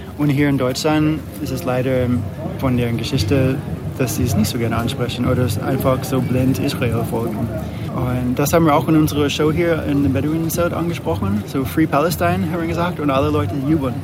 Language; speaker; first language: German; non-native, fluent; English